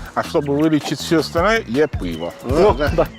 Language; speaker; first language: Ukrainian; non-native, learner; Italian